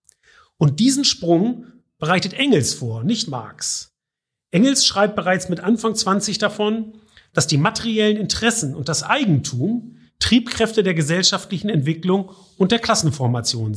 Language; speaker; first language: German; native; German